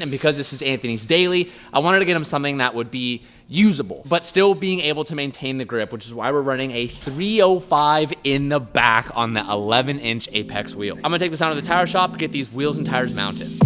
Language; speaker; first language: English; native; English